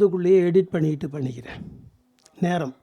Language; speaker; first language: Tamil; native; Tamil